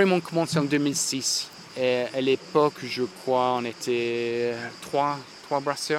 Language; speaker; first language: French; non-native, fluent; English